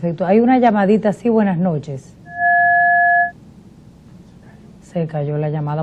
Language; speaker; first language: Spanish; native; Spanish